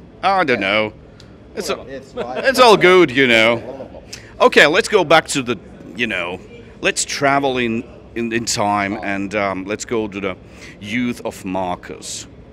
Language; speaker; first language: English; non-native, fluent; Finnish